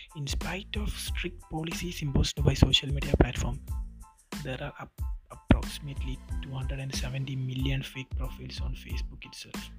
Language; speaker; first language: English; non-native, local second language; Malayalam